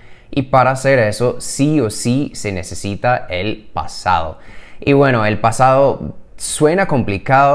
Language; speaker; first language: Spanish; non-native, fluent; English